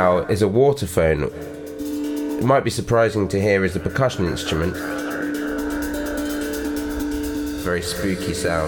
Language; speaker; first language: English; native; English